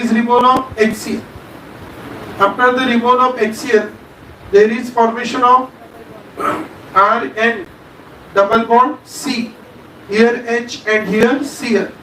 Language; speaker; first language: English; non-native, local second language; Marathi